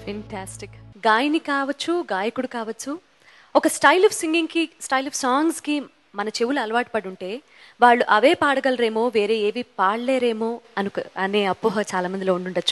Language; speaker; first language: Telugu; native; Telugu